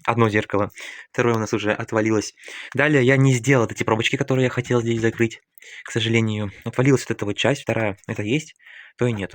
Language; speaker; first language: Russian; native; Russian